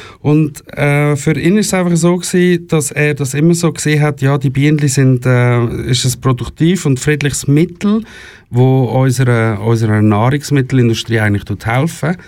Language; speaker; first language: German; native; German